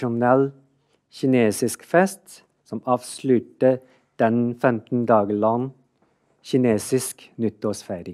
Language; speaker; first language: Norwegian; non-native, fluent; Chinese